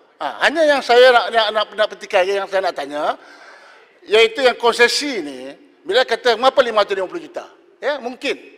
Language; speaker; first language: Malay; native; Malay